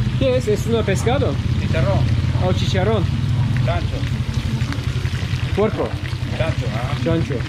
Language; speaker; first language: Spanish; non-native, learner; Turkish